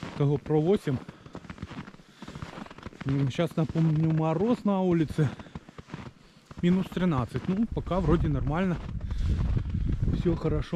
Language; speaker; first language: Russian; native; Russian